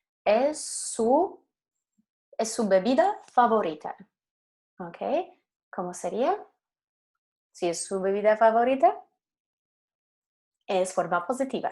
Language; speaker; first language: Spanish; non-native, fluent; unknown